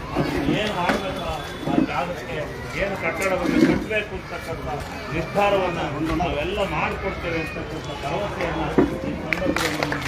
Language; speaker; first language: Kannada; native; Kannada